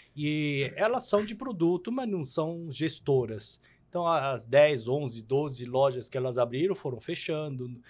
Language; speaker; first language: Portuguese; early bilingual, other home language; Korean